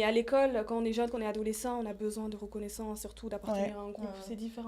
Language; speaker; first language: French; native; French